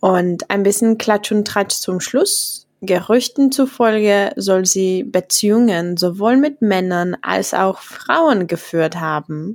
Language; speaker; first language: German; non-native, fluent; Czech